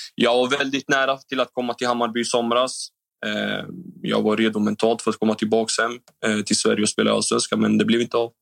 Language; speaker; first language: Swedish; native; Swedish